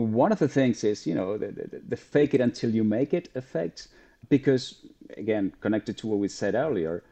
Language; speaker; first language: English; non-native, fluent; Spanish